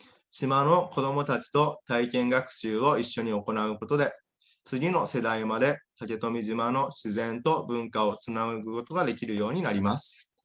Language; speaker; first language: Japanese; native; Japanese